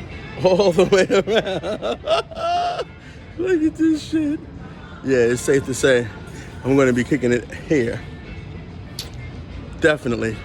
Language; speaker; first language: English; native; English